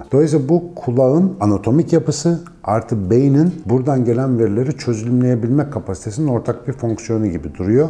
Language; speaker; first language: Turkish; native; Turkish